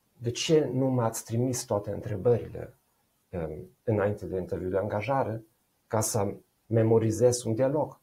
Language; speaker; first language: Romanian; non-native, fluent; German